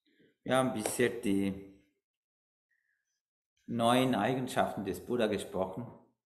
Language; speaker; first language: German; non-native, learner; Sinhala